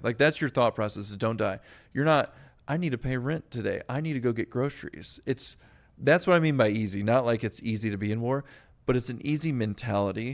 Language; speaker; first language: English; native; English